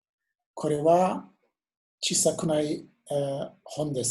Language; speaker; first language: Japanese; non-native, learner; English